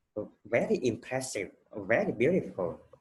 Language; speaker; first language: English; non-native, fluent; Vietnamese